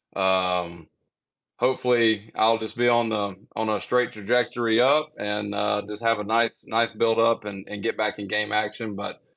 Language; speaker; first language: English; native; English